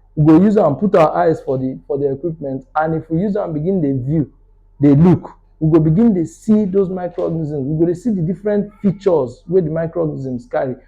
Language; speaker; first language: Nigerian Pidgin; non-native, local second language; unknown